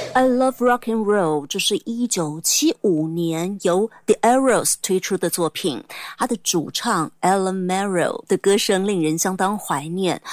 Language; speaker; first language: Chinese; native; Chinese